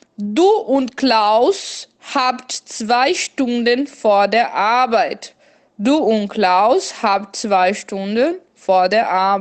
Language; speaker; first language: German; non-native, fluent; Portuguese